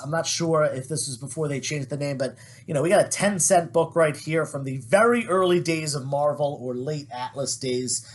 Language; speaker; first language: English; native; English